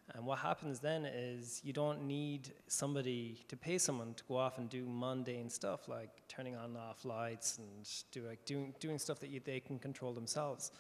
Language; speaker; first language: English; native; English